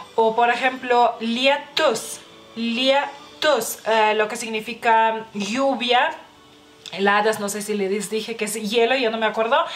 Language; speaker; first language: Spanish; non-native, fluent; Lithuanian